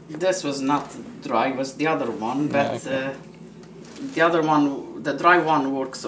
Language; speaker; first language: English; non-native, learner; Portuguese